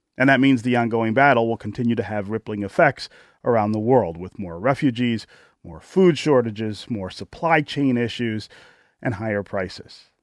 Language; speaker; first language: English; native; English